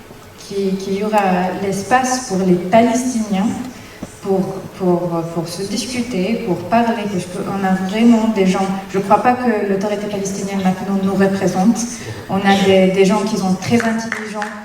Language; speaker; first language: French; non-native, fluent; Arabic